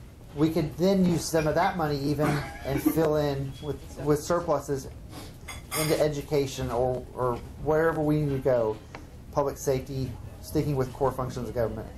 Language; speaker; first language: English; native; English